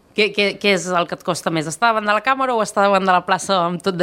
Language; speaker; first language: Catalan; native; Catalan